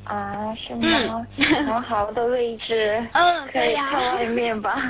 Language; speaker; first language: Chinese; non-native, learner; Korean